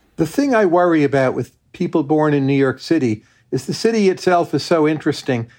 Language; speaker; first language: English; native; English